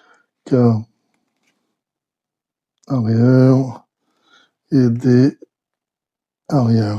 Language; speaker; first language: French; native; French